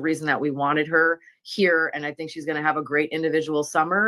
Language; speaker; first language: English; native; English